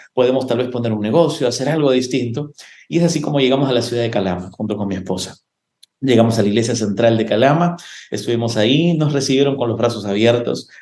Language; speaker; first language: Spanish; native; Spanish